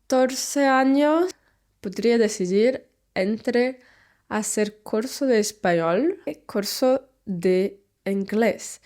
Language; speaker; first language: Spanish; non-native, learner; Portuguese